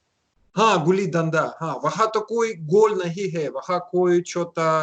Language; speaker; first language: Hindi; non-native, learner; Russian